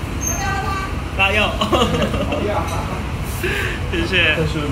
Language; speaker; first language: Chinese; non-native, learner; Japanese